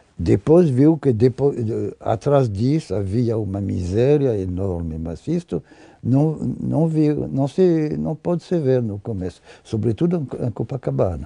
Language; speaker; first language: Portuguese; non-native, fluent; French